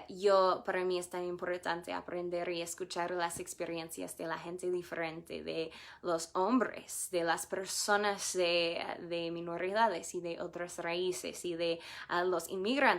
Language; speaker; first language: Spanish; non-native, fluent; English